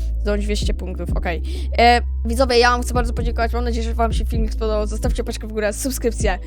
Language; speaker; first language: Polish; native; Polish